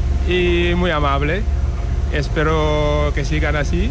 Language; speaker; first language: Spanish; non-native, learner; Wolof